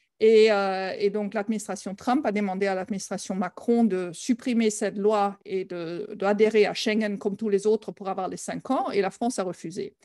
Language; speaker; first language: French; non-native, fluent; German